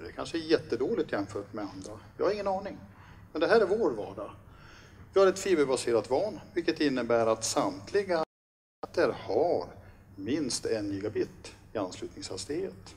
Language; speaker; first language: Swedish; native; Swedish